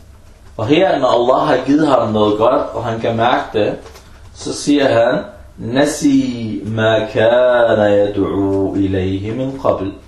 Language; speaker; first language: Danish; early bilingual, other home language; Arabic